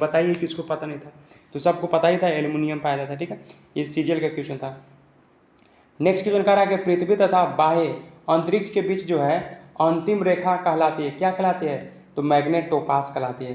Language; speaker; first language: Hindi; native; Hindi